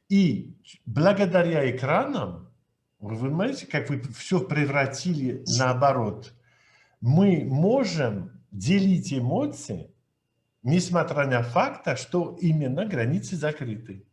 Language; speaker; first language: Russian; non-native, fluent; French